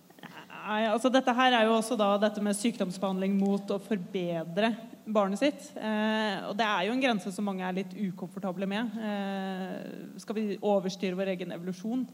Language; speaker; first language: Norwegian; native; Norwegian